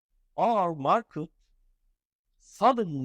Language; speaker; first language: English; non-native, fluent; Turkish